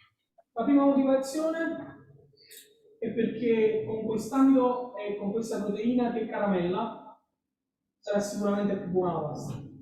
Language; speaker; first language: Italian; native; Italian